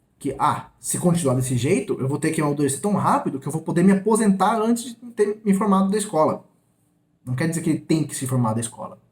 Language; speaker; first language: Portuguese; native; Portuguese